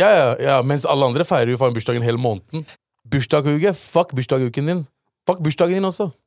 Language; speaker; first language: Norwegian; early bilingual, other home language; Urdu